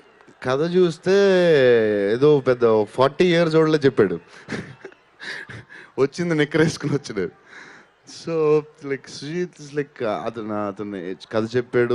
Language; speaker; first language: Telugu; native; Telugu